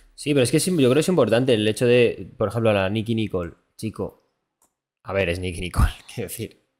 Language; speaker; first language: Spanish; native; Spanish